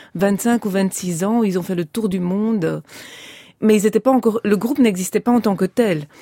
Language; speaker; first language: French; early bilingual, other home language; Romanian